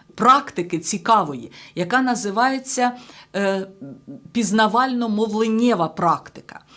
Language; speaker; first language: Ukrainian; native; Ukrainian